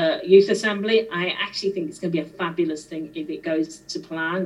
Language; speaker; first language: English; native; English